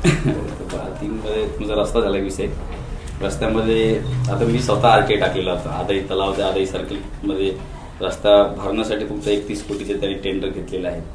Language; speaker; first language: Marathi; non-native, local second language; Hindi